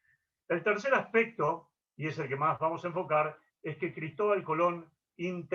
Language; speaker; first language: Spanish; native; Spanish